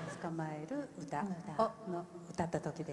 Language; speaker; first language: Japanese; non-native, fluent; Khmer